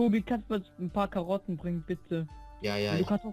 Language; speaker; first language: German; native; German